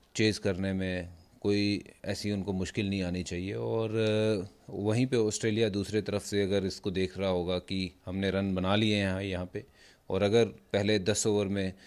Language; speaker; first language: Hindi; non-native, local second language; Punjabi